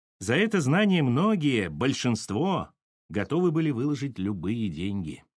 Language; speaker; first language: Russian; native; Russian